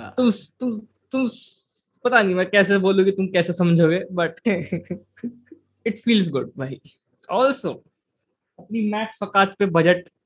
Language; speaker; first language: Hindi; native; Hindi